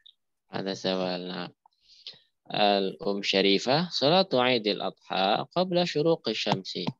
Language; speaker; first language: Arabic; non-native, fluent; Indonesian